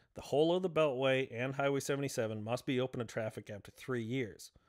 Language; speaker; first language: English; native; English